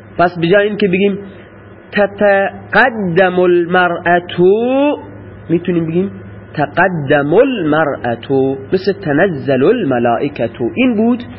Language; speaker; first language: Persian; non-native, local second language; Baluchi